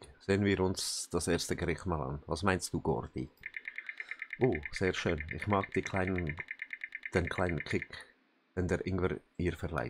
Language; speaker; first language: German; native; German